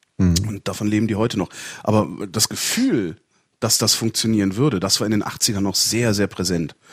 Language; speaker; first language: German; native; German